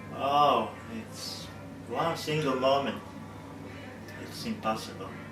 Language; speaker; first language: English; non-native, learner; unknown